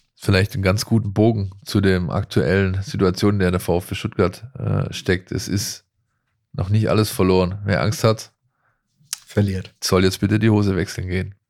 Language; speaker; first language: German; native; German